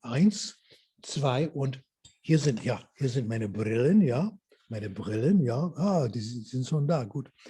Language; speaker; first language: German; non-native, fluent; English